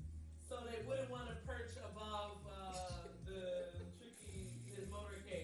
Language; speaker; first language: English; native; English